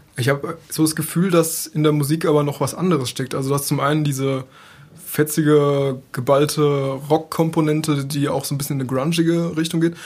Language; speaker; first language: German; native; German